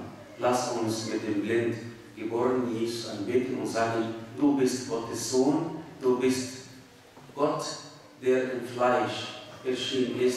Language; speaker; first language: German; non-native, fluent; Arabic